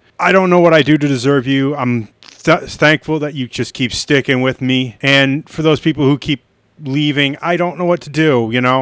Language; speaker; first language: English; native; English